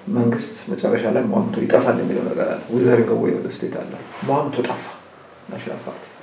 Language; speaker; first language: Amharic; native; Amharic